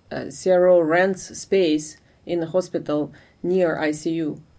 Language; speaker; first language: English; non-native, fluent; Ukrainian